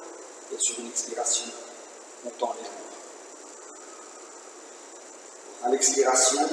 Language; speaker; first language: French; native; French